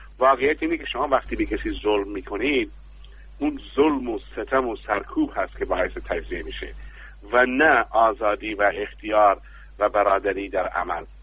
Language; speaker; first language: Persian; non-native, local second language; Baluchi